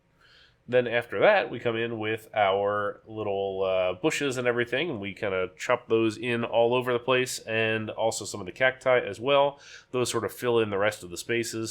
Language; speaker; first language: English; native; English